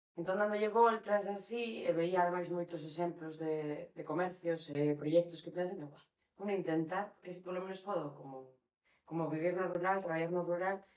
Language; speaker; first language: Galician; non-native, local second language; Spanish